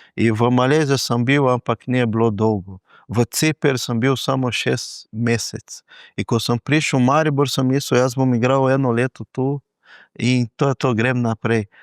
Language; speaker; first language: Slovenian; non-native, fluent; Portuguese